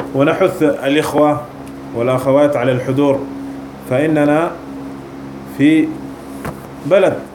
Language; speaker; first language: Arabic; non-native, fluent; French